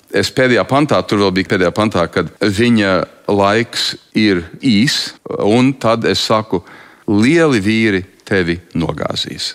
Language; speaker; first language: Latvian; early bilingual, heritage; Latvian